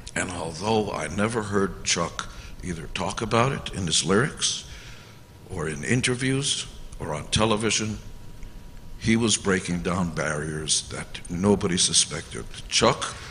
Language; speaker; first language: English; early bilingual, other home language; Hungarian